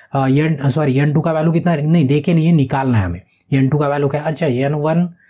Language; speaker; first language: Hindi; non-native, local second language; Marathi